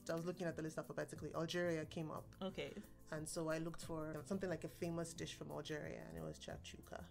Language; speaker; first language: English; non-native, local second language; Igbo